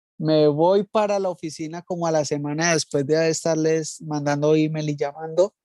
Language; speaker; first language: Spanish; native; Spanish